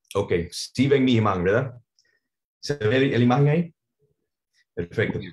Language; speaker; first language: Spanish; early bilingual, heritage; Spanish